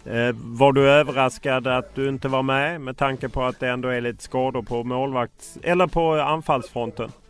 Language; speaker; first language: Swedish; native; Swedish